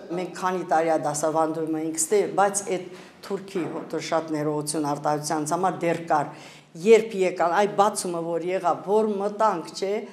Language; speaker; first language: Armenian; native; Armenian